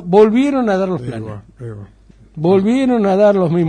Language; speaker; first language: Spanish; native; Spanish